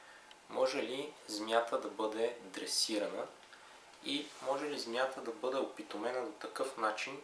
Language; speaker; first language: Bulgarian; native; Bulgarian